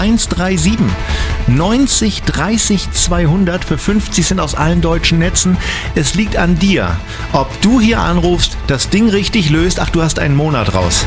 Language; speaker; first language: German; native; German